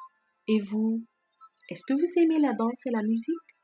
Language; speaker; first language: French; non-native, fluent; Persian